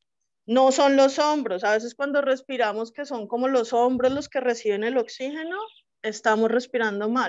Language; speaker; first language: Spanish; native; Spanish